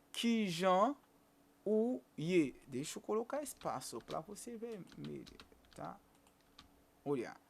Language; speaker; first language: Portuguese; non-native, fluent; Haitian Creole